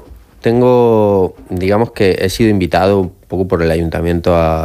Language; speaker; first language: Spanish; native; Spanish